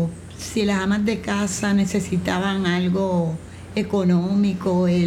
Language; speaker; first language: Spanish; native; Spanish